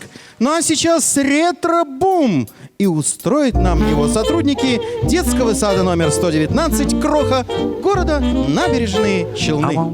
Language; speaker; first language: Russian; native; Russian